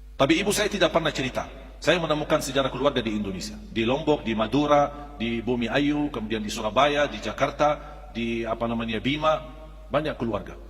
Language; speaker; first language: Indonesian; non-native, fluent; Arabic